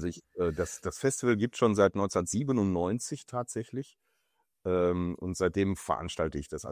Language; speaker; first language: German; native; German